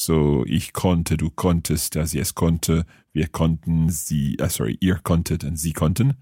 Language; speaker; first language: German; non-native, learner; English